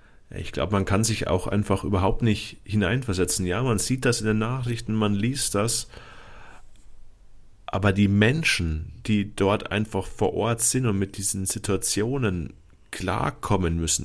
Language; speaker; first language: German; native; German